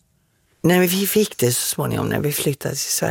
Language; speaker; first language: Swedish; native; Swedish